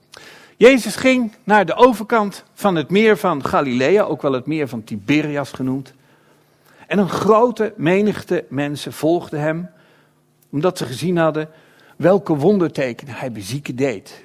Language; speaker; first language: Dutch; native; Dutch